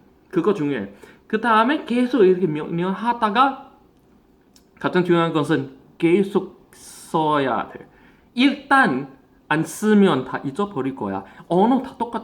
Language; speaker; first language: Korean; non-native, fluent; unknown